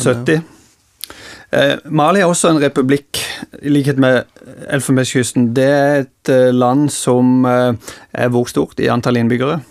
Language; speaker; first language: Norwegian; native; Norwegian